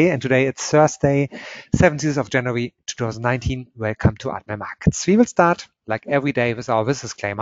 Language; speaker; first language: English; non-native, fluent; German